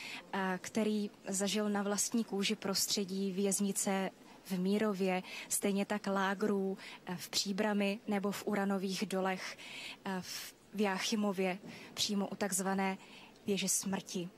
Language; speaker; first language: Czech; native; Czech